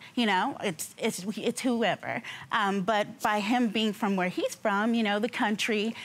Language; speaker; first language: English; native; English